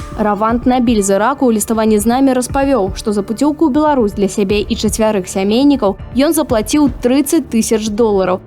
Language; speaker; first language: Belarusian; native; Belarusian